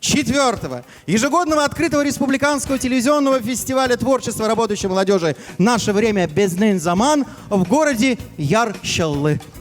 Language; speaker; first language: Russian; native; Russian